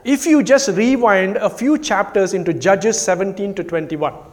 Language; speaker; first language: English; non-native, local second language; Tamil